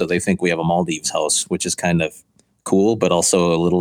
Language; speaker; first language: English; native; English